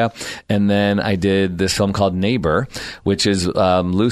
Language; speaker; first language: English; native; English